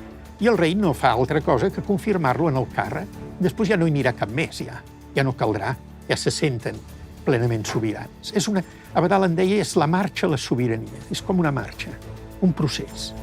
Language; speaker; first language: Catalan; native; Catalan